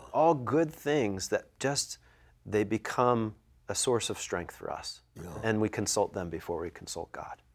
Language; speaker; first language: English; native; English